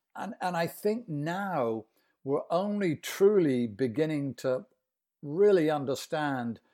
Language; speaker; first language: English; native; English